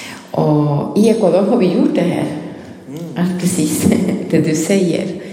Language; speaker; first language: Swedish; non-native, fluent; Spanish